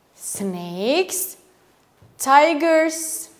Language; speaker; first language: English; non-native, fluent; Turkish